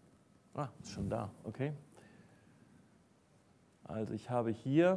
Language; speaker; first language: German; native; German